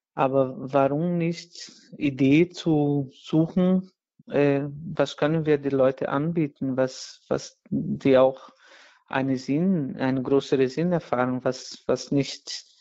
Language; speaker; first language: German; non-native, fluent; Portuguese